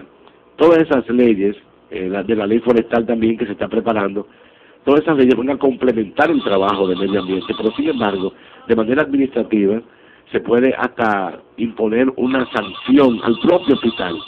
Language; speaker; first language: Spanish; native; Spanish